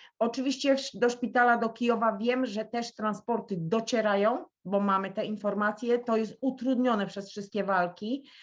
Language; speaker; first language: Polish; native; Polish